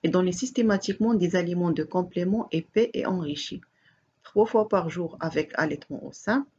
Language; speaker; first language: French; non-native, local second language; Arabic